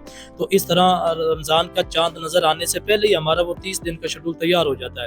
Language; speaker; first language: Urdu; native; Urdu